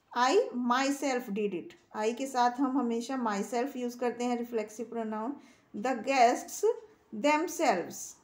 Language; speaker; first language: Hindi; native; Hindi